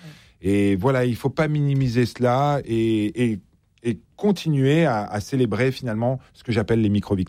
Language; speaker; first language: French; native; French